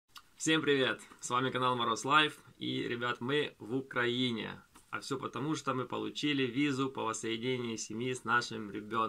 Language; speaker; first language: Russian; native; Russian